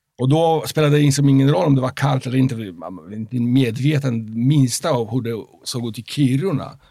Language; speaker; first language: Swedish; non-native, fluent; Polish